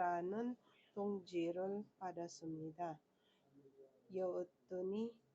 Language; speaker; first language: Korean; non-native, learner; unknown